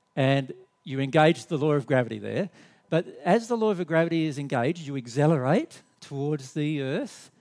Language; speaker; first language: English; native; English